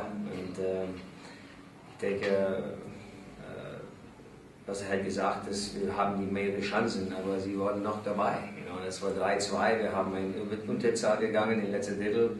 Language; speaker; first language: German; non-native, learner; English